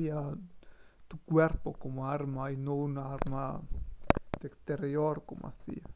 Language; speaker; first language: Spanish; non-native, learner; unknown